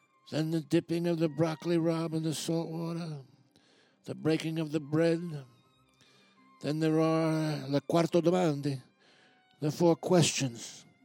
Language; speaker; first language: English; native; English